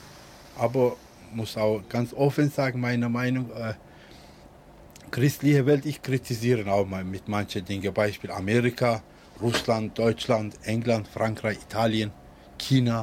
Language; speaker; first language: German; early bilingual, other home language; Turkish